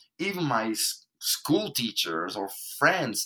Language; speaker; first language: English; non-native, fluent; Dutch